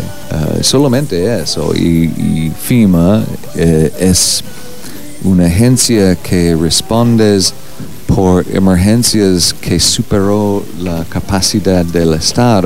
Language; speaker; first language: Spanish; non-native, learner; English